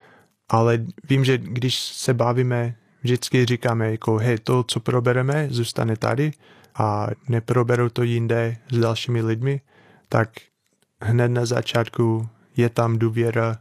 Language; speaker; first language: Czech; non-native, fluent; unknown